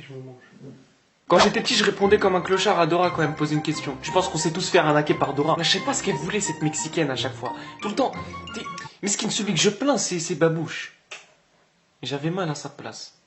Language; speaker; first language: French; native; French